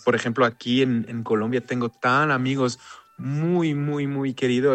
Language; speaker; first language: Spanish; non-native, fluent; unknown